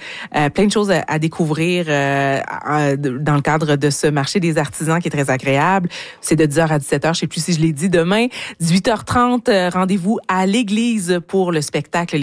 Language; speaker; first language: French; native; French